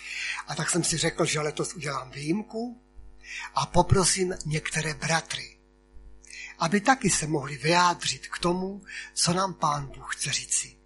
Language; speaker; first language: Czech; non-native, local second language; Polish